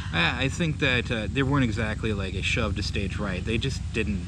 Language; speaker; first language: English; native; English